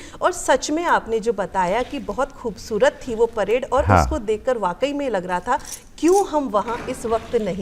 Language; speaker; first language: Hindi; native; Hindi